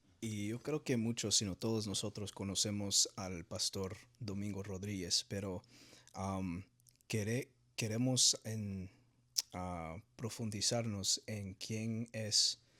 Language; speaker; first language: Spanish; early bilingual, heritage; Spanish